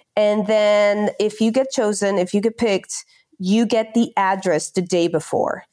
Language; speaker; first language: English; non-native, fluent; Dutch